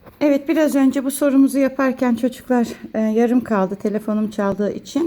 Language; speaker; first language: Turkish; native; Turkish